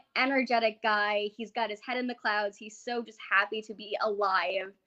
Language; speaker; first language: English; native; English